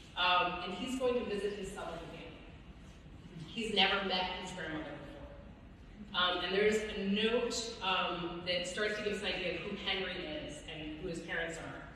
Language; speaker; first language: English; native; English